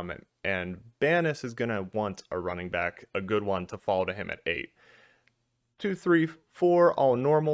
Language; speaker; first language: English; native; English